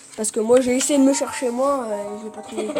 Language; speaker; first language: French; native; French